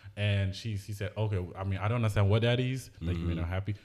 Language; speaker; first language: English; non-native, local second language; Igbo